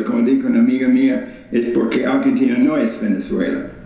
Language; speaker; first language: Spanish; non-native, fluent; English